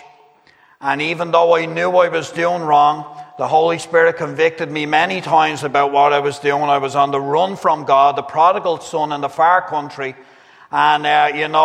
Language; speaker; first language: English; native; English